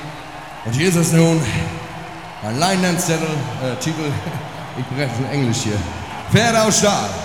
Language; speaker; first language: German; native; German